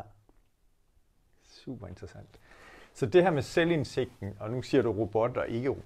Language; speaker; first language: Danish; native; Danish